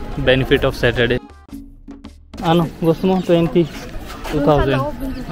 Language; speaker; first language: Filipino; non-native, learner; Hindi